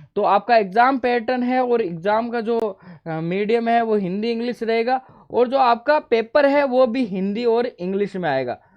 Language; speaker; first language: Hindi; native; Hindi